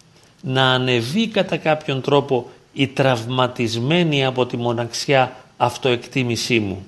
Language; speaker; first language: Greek; native; Greek